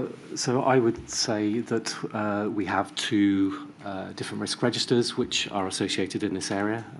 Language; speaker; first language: English; native; English